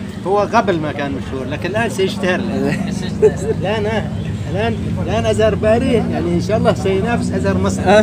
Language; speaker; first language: Arabic; native; Arabic